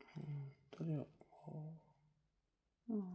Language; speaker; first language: Korean; non-native, learner; French